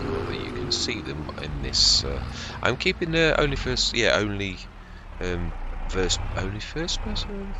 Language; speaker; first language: English; native; English